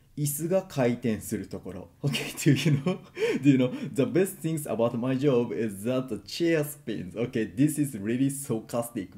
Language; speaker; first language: English; non-native, learner; Japanese